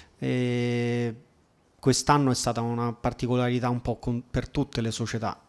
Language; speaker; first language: Italian; native; Italian